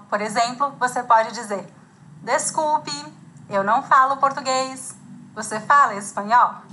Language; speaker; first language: Portuguese; native; Portuguese